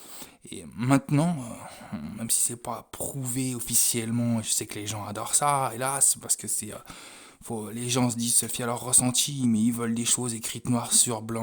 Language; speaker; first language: French; native; French